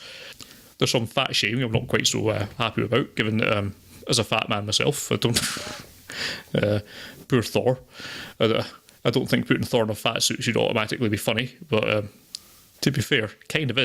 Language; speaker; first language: English; native; English